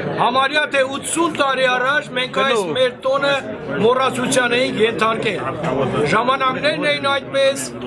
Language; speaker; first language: Armenian; non-native, local second language; Kurdish